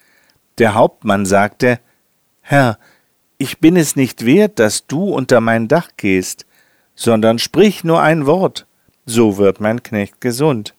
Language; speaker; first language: German; native; German